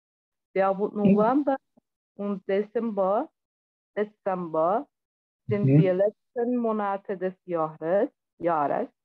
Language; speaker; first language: German; non-native, learner; Turkish